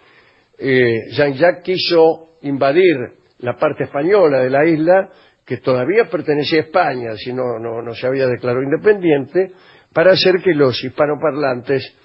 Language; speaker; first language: Spanish; native; Spanish